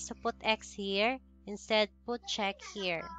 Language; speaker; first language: English; non-native, local second language; Cebuano